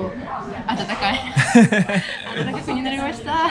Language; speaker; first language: Japanese; non-native, learner; Ukrainian